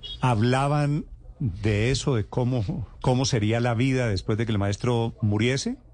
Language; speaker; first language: Spanish; native; Spanish